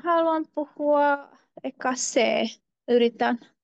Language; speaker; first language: Finnish; non-native, learner; Turkish